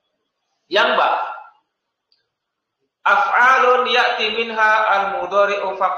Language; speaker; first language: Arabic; non-native, fluent; Indonesian